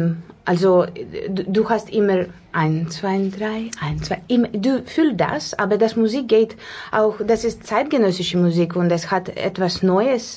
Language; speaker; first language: German; non-native, learner; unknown